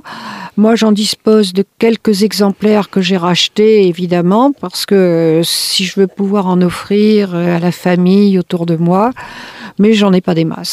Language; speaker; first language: French; native; French